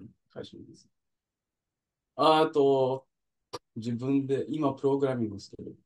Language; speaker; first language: Japanese; non-native, learner; English